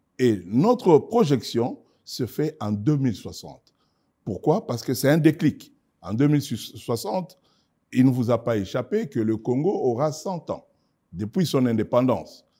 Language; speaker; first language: French; non-native, local second language; Lingala